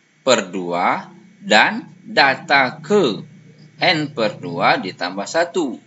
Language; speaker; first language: Indonesian; native; Indonesian